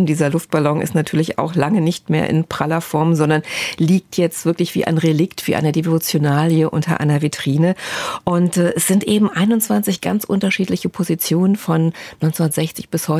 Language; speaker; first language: German; native; German